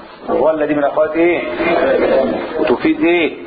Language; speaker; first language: Arabic; native; Arabic